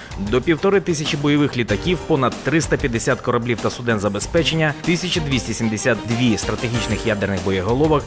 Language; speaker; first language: Ukrainian; native; Ukrainian